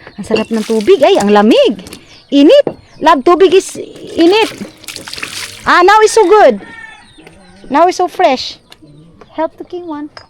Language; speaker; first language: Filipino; non-native, local second language; Cebuano